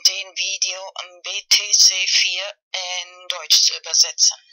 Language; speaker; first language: German; non-native, fluent; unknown